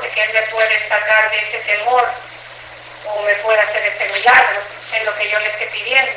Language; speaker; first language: Spanish; native; Spanish